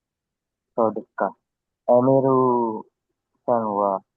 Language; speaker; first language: Japanese; non-native, fluent; Filipino